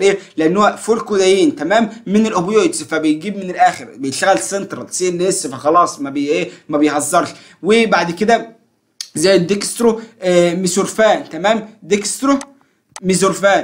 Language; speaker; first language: Arabic; native; Arabic